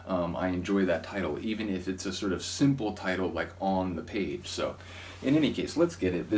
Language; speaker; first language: English; native; English